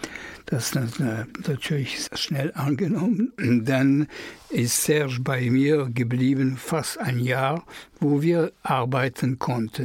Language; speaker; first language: German; non-native, fluent; French